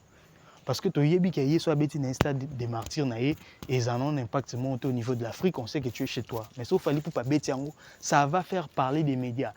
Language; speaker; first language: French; non-native, local second language; Lingala